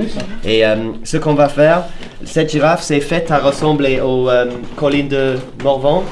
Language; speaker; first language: French; non-native, fluent; English